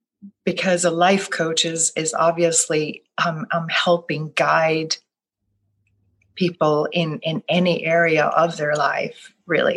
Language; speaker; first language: English; non-native, fluent; Swedish